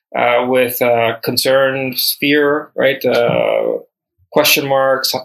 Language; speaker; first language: English; early bilingual, other home language; Spanish